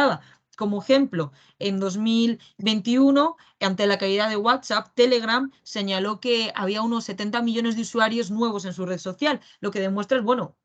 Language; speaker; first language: Spanish; native; Spanish